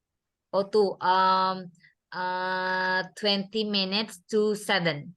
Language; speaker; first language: English; non-native, learner; Indonesian